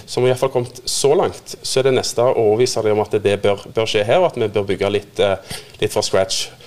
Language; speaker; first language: Norwegian; native; Norwegian